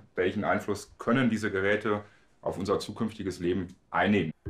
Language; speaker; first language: German; native; German